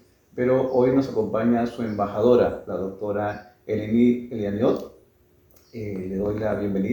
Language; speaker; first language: Spanish; native; Spanish